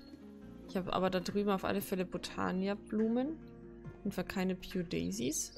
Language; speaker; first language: German; native; German